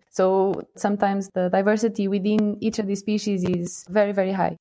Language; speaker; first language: English; non-native, fluent; Portuguese